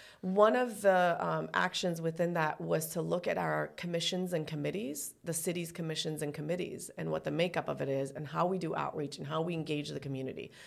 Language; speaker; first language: English; early bilingual, other home language; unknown